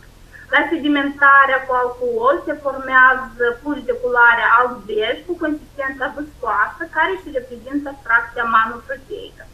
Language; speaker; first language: Romanian; native; Romanian